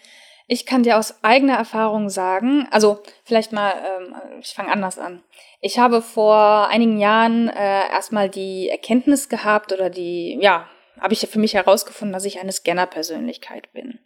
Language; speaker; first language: German; native; German